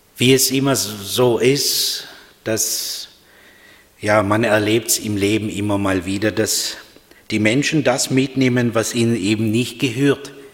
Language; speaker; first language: German; non-native, fluent; Russian